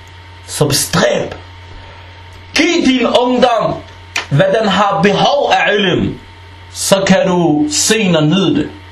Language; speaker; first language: Danish; non-native, fluent; Arabic